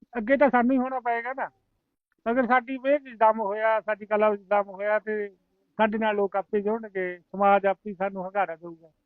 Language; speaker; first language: Punjabi; non-native, local second language; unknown